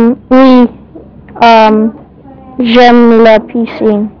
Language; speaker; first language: French; non-native, learner; English